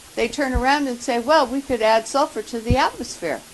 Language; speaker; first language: English; native; English